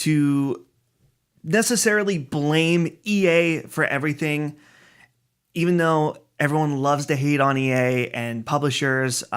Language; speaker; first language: English; native; English